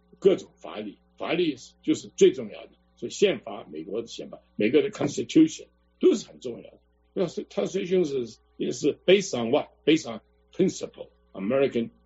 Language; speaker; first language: Chinese; non-native, local second language; Cantonese